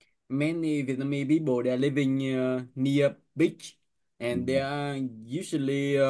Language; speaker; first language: English; non-native, learner; Vietnamese